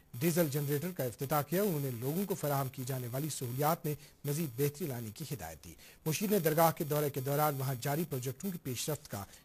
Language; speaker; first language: Urdu; non-native, local second language; Kashmiri